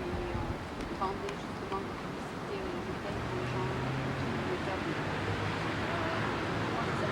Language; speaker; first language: French; native; French